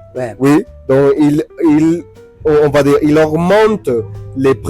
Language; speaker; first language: French; non-native, learner; Spanish